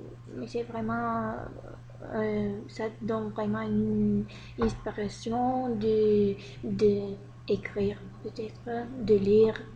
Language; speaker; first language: French; non-native, learner; Bulgarian